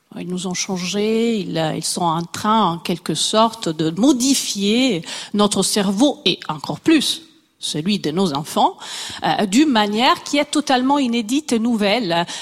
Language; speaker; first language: French; non-native, fluent; Italian